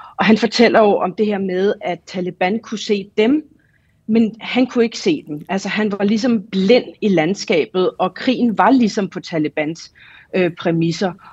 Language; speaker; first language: Danish; native; Danish